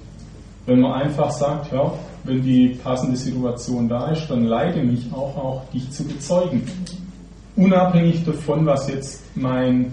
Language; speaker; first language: German; native; German